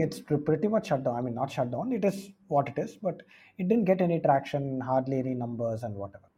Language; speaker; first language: English; non-native, local second language; Tamil